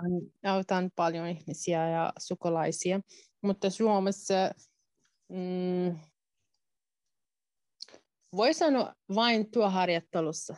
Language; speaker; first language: Finnish; non-native, learner; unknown